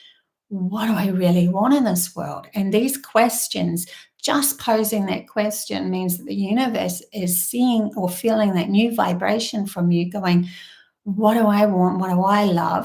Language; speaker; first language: English; native; English